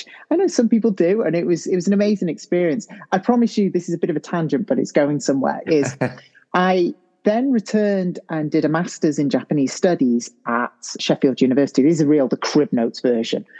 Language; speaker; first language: English; native; English